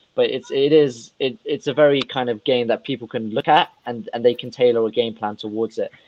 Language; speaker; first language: English; non-native, fluent; Russian